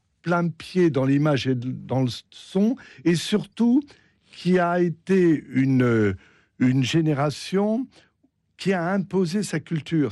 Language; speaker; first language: French; native; French